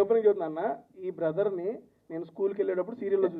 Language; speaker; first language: Telugu; native; Telugu